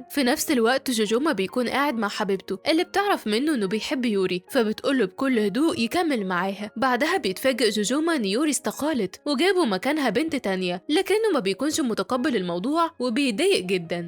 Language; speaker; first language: Arabic; native; Arabic